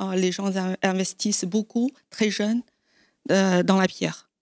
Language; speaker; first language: French; non-native, fluent; Chinese